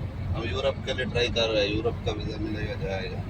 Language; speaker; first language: Hindi; non-native, local second language; Telugu